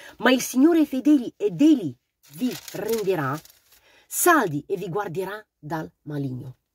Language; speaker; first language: Italian; non-native, fluent; Romanian